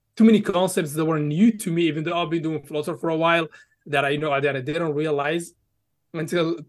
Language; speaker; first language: English; early bilingual, other home language; Arabic